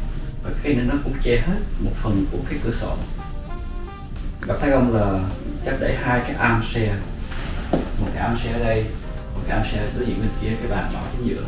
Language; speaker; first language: Vietnamese; native; Vietnamese